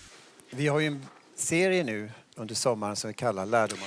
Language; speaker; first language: Swedish; native; Swedish